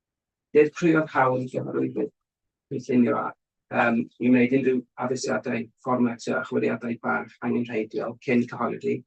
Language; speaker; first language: Welsh; native; Welsh